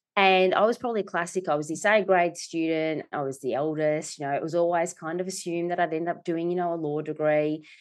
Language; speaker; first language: English; native; English